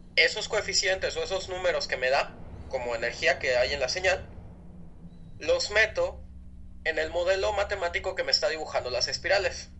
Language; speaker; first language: Spanish; native; Spanish